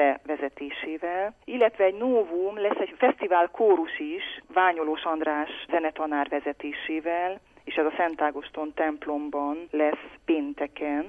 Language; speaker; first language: Hungarian; native; Hungarian